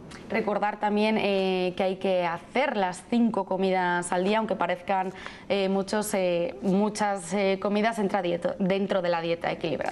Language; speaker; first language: Spanish; native; Spanish